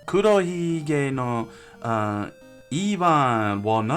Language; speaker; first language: Japanese; non-native, learner; English